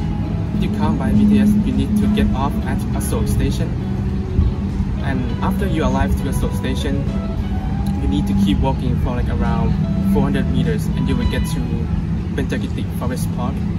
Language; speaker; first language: English; non-native, learner; Thai